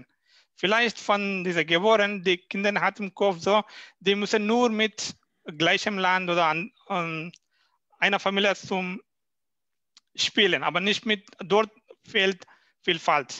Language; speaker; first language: German; non-native, learner; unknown